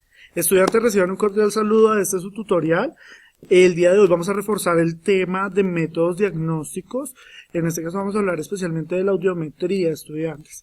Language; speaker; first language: Spanish; native; Spanish